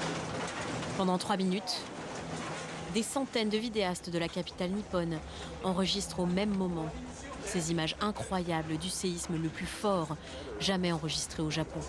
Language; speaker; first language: French; native; French